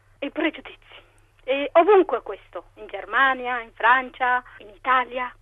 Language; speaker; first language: Italian; non-native, fluent; Tigrinya